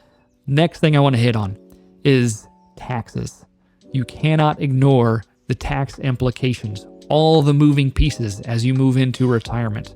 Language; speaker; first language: English; native; English